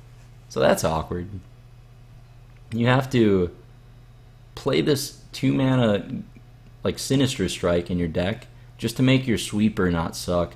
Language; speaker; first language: English; native; English